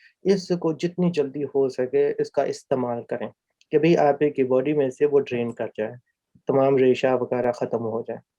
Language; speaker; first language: Urdu; native; Urdu